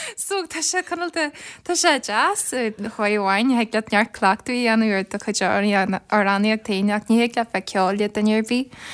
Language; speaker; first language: Irish; native; Irish